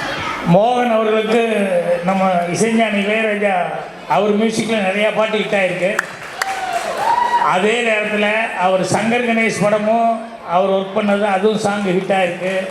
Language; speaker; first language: Tamil; native; Tamil